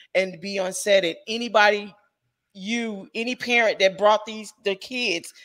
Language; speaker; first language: English; native; English